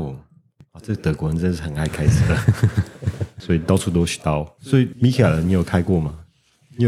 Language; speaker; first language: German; non-native, learner; Chinese